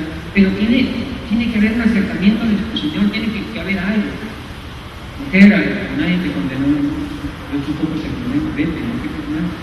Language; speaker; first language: Spanish; native; Spanish